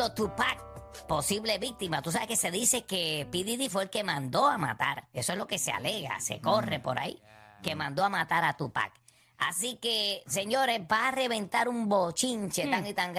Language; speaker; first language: Spanish; native; Spanish